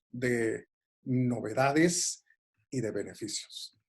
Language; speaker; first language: Spanish; native; Spanish